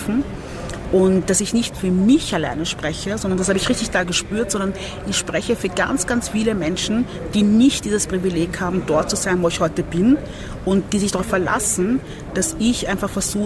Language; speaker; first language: German; early bilingual, other home language; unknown